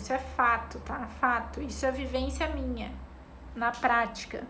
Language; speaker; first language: Portuguese; native; Portuguese